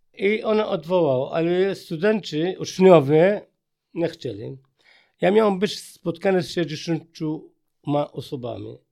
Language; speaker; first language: Polish; non-native, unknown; Arabic